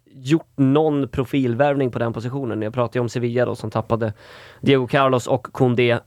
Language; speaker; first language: Swedish; native; Swedish